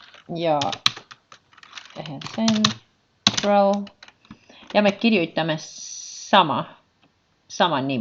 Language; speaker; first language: Finnish; non-native, learner; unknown